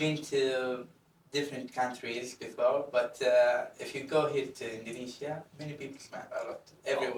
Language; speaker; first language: English; non-native, fluent; Arabic